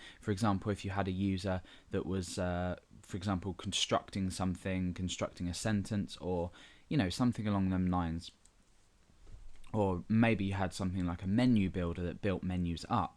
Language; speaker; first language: English; native; English